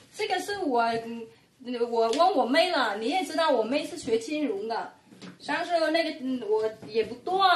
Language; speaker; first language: Chinese; non-native, fluent; Vietnamese